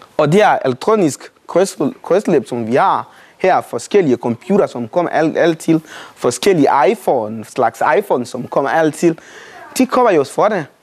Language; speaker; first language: Danish; non-native, fluent; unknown